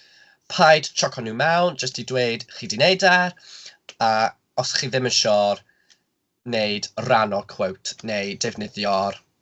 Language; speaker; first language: Welsh; non-native, local second language; English